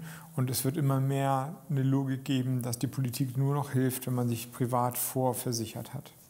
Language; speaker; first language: German; native; German